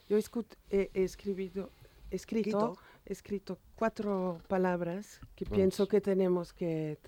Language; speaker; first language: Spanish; non-native, fluent; French